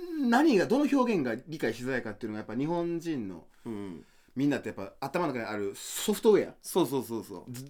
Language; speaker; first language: Japanese; early bilingual, other home language; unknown